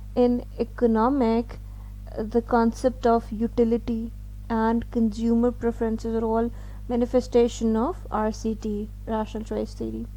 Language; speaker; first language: English; non-native, local second language; Urdu